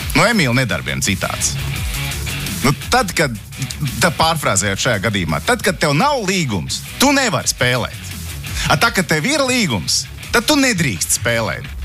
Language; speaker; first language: Latvian; native; Latvian